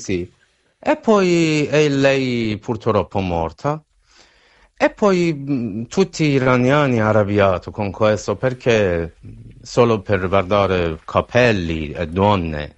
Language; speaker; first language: Italian; non-native, learner; Persian